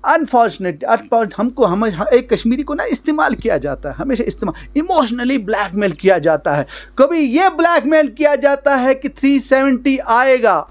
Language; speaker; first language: Hindi; non-native, local second language; Kashmiri